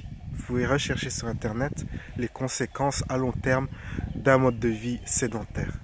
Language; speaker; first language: French; non-native, fluent; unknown